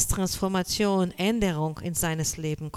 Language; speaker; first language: German; non-native, learner; Portuguese